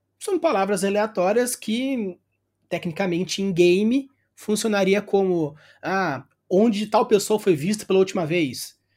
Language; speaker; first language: Portuguese; native; Portuguese